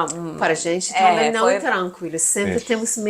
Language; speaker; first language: Portuguese; non-native, learner; Persian